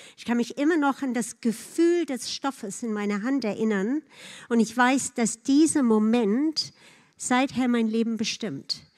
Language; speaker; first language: German; non-native, fluent; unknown